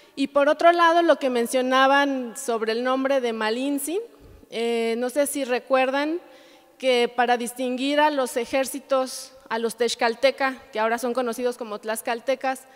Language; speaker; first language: Spanish; native; Spanish